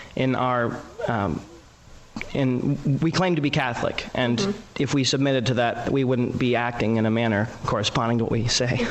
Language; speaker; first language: English; native; English